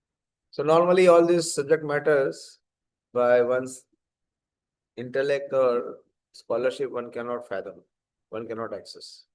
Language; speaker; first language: English; non-native, local second language; Hindi